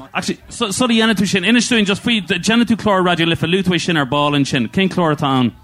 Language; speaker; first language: Irish; non-native, local second language; English